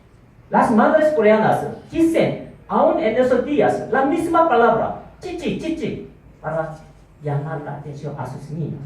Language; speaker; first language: Spanish; non-native, fluent; Korean